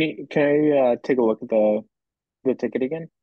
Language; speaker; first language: English; native; English